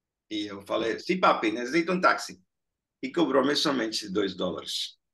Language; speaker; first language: Portuguese; non-native, fluent; Spanish